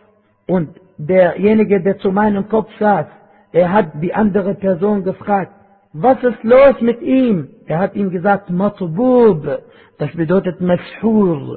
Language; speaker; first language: German; non-native, fluent; Arabic